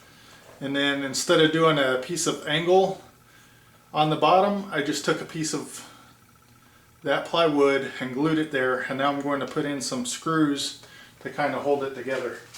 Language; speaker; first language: English; native; English